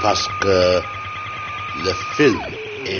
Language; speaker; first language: French; non-native, learner; English